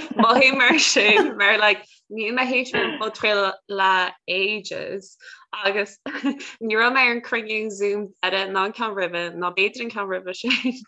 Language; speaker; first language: Irish; native; Irish